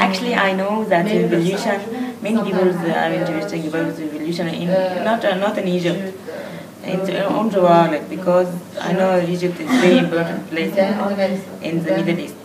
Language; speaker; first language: English; non-native, fluent; Arabic